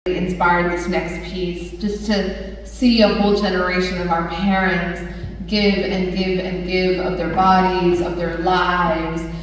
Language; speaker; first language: English; early bilingual, other home language; Punjabi